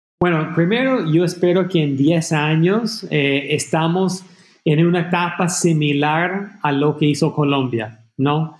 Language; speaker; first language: Spanish; non-native, fluent; English